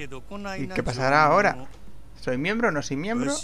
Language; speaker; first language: Spanish; native; Spanish